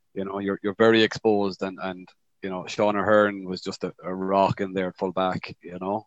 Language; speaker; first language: English; native; English